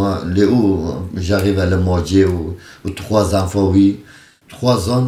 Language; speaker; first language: French; non-native, learner; Kurdish